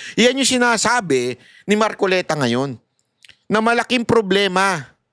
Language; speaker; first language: Filipino; native; Filipino